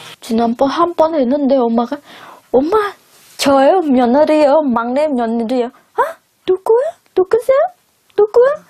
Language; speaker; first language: Korean; non-native, learner; Khmer